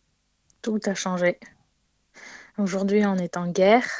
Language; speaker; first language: French; non-native, fluent; Ukrainian